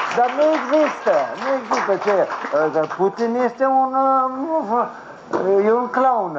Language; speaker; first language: Romanian; native; Romanian